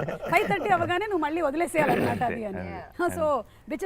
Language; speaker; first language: Telugu; native; Telugu